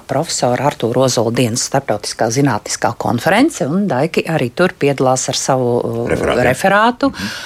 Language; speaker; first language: Latvian; native; Latvian